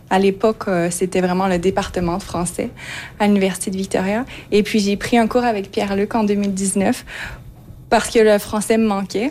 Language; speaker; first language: French; native; French